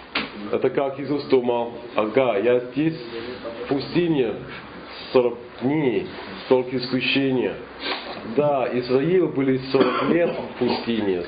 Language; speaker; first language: Russian; non-native, fluent; English